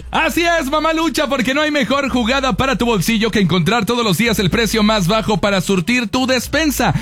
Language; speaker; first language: Spanish; native; Spanish